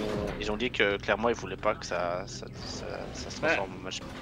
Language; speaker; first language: French; native; French